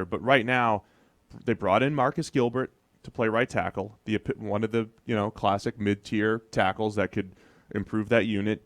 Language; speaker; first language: English; native; English